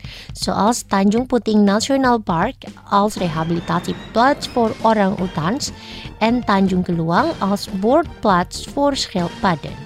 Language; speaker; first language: Dutch; non-native, learner; Indonesian